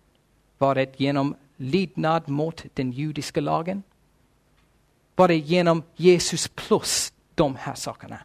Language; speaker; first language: Swedish; non-native, fluent; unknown